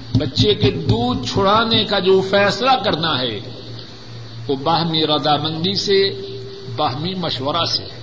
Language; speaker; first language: Urdu; non-native, local second language; Punjabi